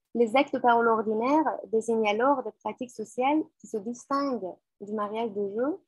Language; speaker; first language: French; non-native, fluent; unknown